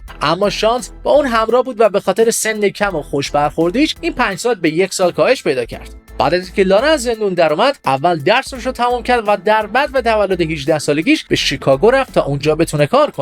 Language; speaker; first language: Persian; native; Persian